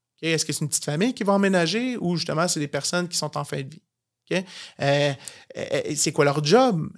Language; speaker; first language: French; native; French